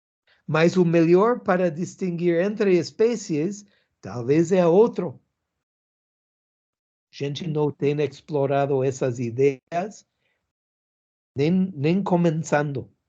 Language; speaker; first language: Portuguese; non-native, learner; English